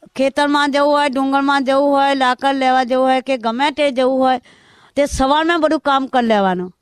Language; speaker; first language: Gujarati; non-native, local second language; Bhili